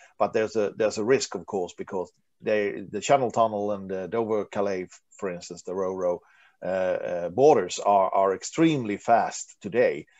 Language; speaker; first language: English; non-native, fluent; Swedish